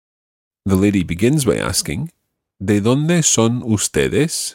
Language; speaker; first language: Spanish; non-native, fluent; English